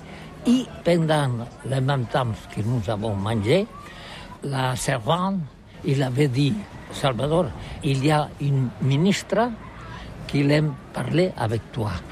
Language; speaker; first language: French; non-native, learner; Catalan